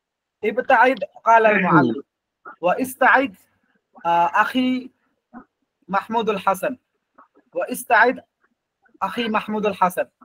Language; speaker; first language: Arabic; non-native, learner; Bangla